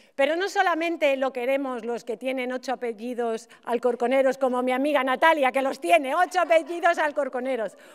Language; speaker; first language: Spanish; native; Spanish